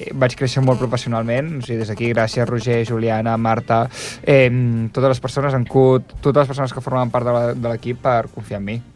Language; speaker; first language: Catalan; early bilingual, other home language; Chinese